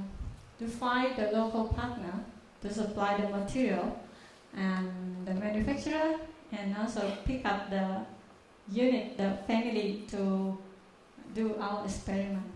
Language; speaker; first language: English; non-native, learner; Vietnamese